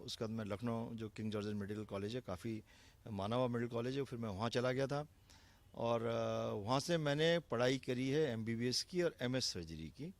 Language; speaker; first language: Hindi; native; Hindi